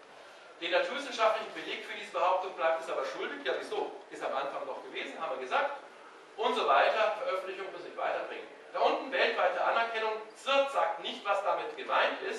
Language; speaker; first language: German; native; German